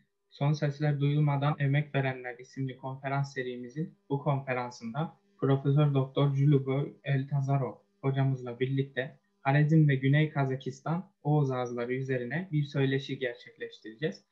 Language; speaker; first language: Turkish; native; Turkish